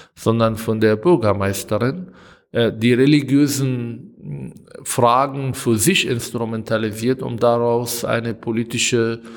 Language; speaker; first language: German; non-native, fluent; Hebrew